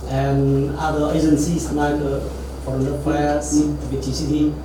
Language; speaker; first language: English; non-native, learner; Vietnamese